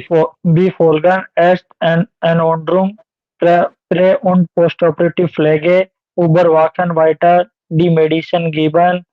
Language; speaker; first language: German; non-native, learner; Hindi